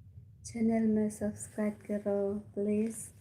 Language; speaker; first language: Hindi; non-native, local second language; Khasi